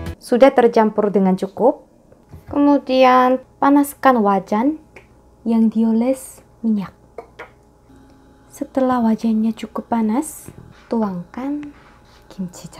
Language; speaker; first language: Indonesian; non-native, fluent; Korean